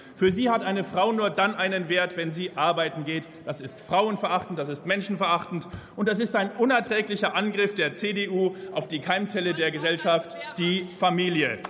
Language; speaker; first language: German; native; German